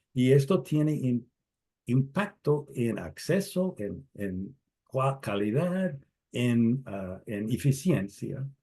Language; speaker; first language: Spanish; non-native, fluent; English